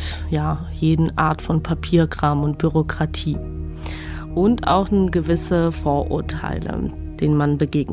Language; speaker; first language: German; non-native, fluent; Georgian